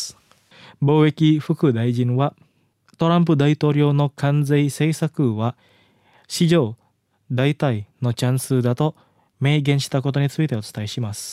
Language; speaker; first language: Japanese; non-native, fluent; Indonesian